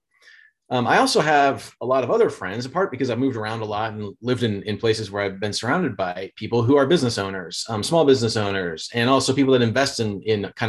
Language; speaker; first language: English; native; English